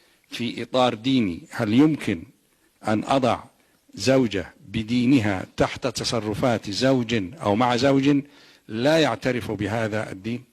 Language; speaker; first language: Arabic; native; Arabic